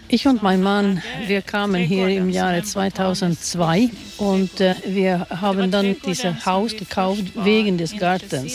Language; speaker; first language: German; non-native, fluent; Swedish